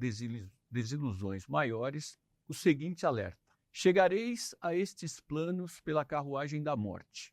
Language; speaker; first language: Portuguese; native; Portuguese